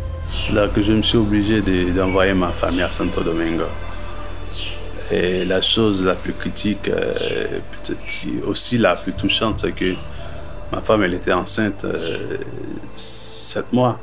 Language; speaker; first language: French; non-native, local second language; Haitian Creole